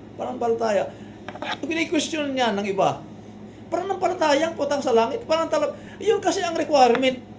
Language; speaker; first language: Filipino; non-native, local second language; Waray